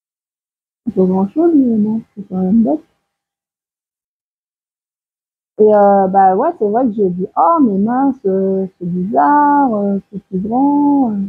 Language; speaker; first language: French; native; French